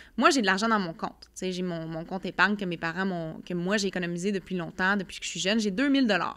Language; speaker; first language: French; native; French